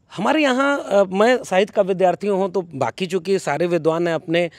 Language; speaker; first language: Hindi; native; Hindi